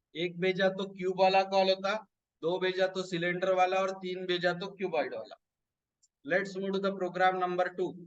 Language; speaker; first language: Hindi; non-native, local second language; Marathi